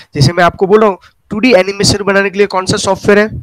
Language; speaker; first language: Hindi; native; Hindi